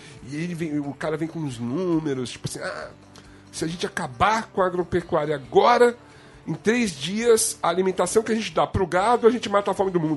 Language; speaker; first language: Portuguese; native; Portuguese